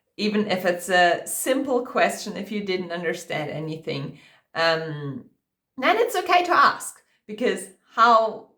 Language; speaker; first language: English; non-native, fluent; German